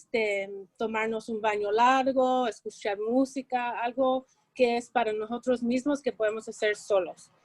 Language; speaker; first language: Spanish; early bilingual, heritage; Spanish